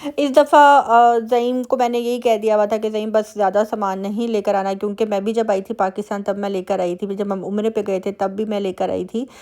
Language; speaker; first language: Urdu; native; Urdu